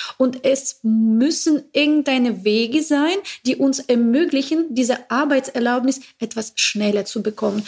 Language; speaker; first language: German; non-native, learner; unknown